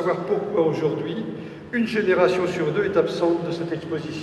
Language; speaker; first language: French; native; French